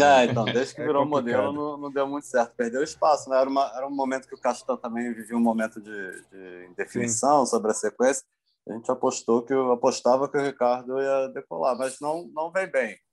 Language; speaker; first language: Portuguese; native; Portuguese